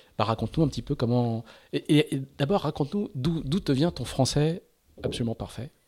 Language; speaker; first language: French; native; French